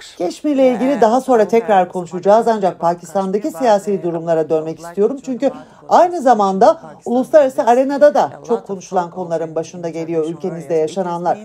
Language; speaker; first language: Turkish; native; Turkish